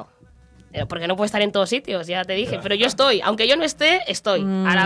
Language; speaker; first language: Spanish; native; Spanish